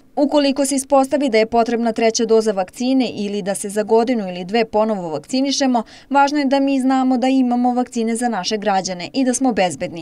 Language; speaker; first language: Serbian; native; Serbian